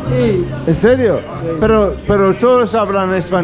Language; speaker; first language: Spanish; non-native, learner; English